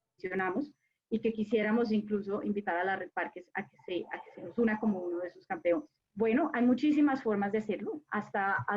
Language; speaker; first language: Spanish; native; Spanish